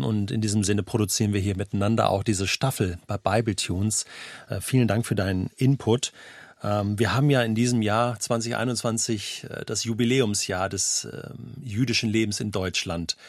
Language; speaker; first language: German; native; German